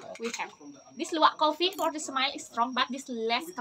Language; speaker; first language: English; non-native, learner; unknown